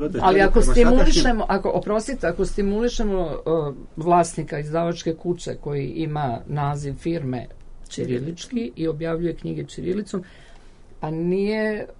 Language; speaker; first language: Serbian; native; Serbian